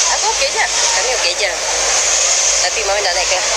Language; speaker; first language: Indonesian; non-native, local second language; Malay